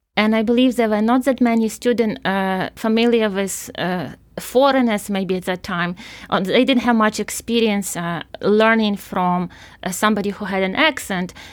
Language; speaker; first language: English; non-native, fluent; Ukrainian